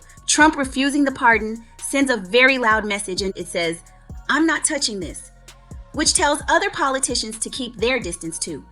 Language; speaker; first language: English; native; English